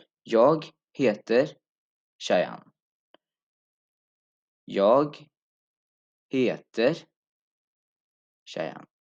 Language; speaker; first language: Swedish; non-native, fluent; Urdu